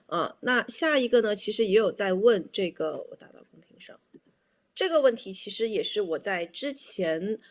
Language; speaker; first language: Chinese; native; Chinese